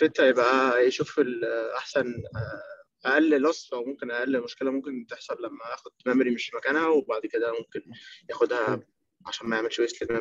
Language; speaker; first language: Arabic; native; Arabic